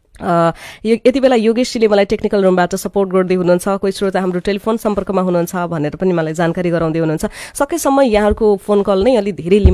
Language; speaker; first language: Nepali; native; Nepali